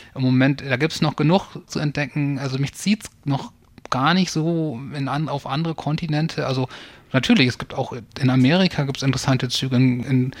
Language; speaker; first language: German; native; German